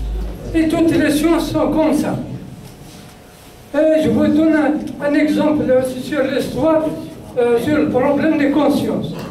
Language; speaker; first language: French; non-native, local second language; Kabyle